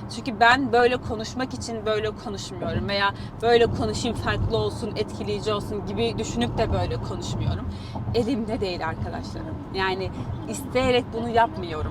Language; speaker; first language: Turkish; native; Turkish